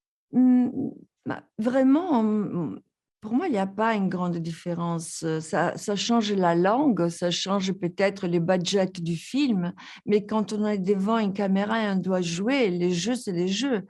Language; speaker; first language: French; non-native, fluent; Italian